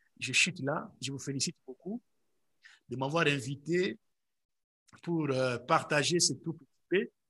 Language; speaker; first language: French; non-native, local second language; Lingala